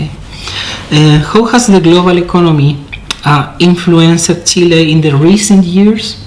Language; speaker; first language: English; non-native, fluent; Spanish